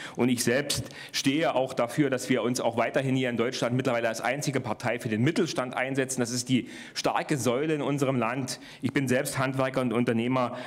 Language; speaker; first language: German; native; German